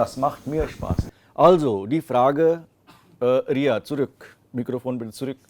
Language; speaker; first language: German; non-native, fluent; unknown